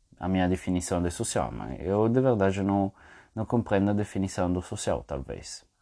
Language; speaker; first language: Portuguese; non-native, fluent; French